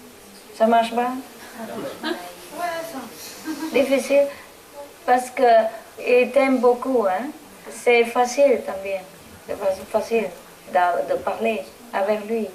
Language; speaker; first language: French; non-native, learner; Vietnamese